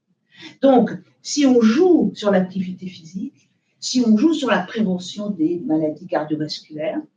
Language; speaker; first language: French; native; French